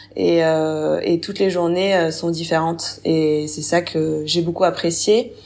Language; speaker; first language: French; native; French